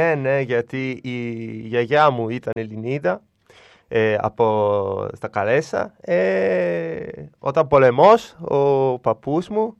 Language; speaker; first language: Greek; non-native, learner; Italian